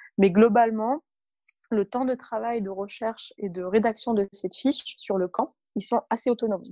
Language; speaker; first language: French; early bilingual, other home language; Arabic